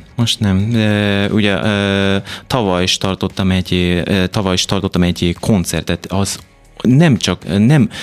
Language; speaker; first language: Hungarian; non-native, fluent; Japanese